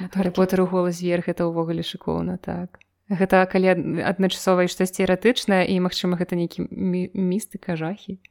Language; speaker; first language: Belarusian; non-native, local second language; Russian